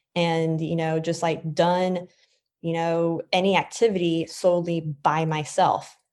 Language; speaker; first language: English; native; English